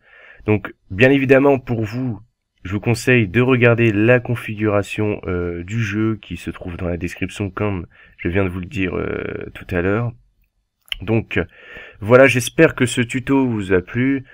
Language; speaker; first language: French; native; French